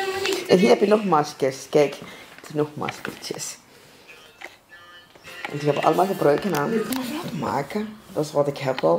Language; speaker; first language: Dutch; native; Dutch